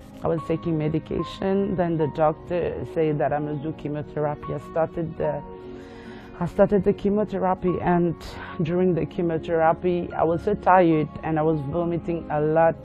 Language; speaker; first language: English; non-native, local second language; Morisyen